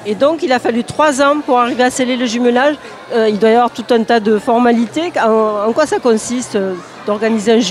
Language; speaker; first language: French; native; French